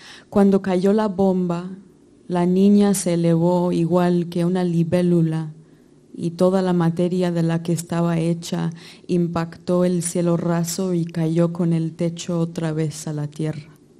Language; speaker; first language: Spanish; non-native, fluent; English